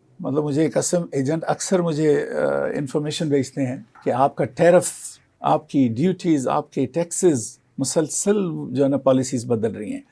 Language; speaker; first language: Urdu; non-native, local second language; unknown